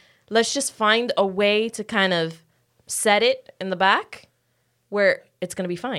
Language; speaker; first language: English; early bilingual, other home language; Spanish